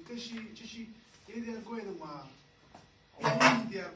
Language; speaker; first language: Chinese; non-native, learner; Somali